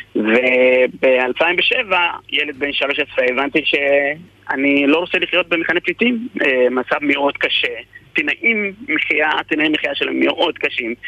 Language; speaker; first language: Hebrew; non-native, fluent; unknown